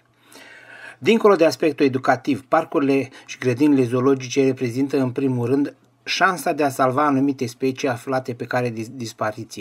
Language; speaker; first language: Romanian; native; Romanian